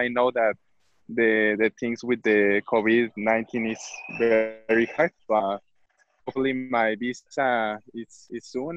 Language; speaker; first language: English; non-native, fluent; Spanish